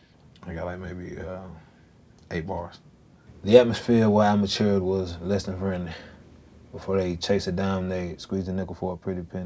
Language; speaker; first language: English; early bilingual, other home language; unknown